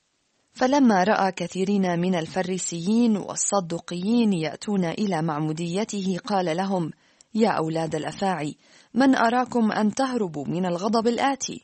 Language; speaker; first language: Arabic; native; Arabic